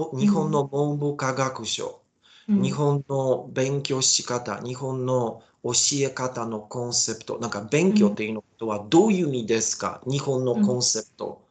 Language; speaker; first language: Japanese; non-native, learner; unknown